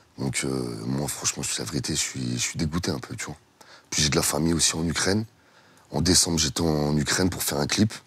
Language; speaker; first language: French; early bilingual, other home language; Russian